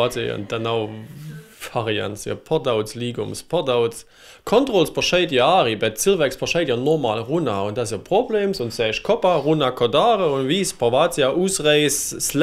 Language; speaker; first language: Latvian; non-native, learner; German